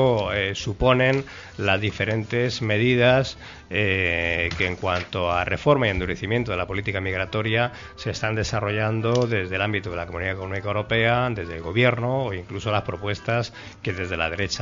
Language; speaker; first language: Spanish; native; Spanish